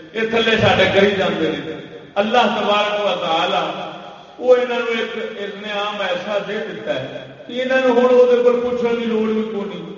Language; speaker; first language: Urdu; non-native, local second language; Punjabi